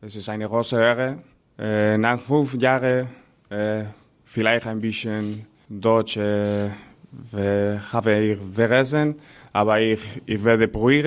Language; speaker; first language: German; non-native, learner; Spanish